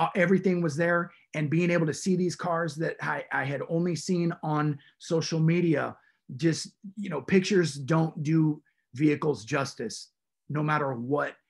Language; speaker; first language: English; native; English